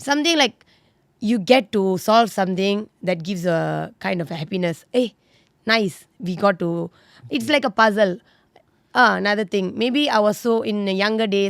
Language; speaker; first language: English; non-native, local second language; Tamil